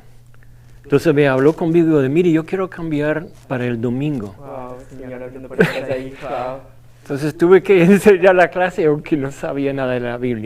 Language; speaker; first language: Spanish; non-native, fluent; English